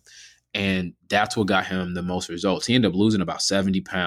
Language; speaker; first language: English; native; English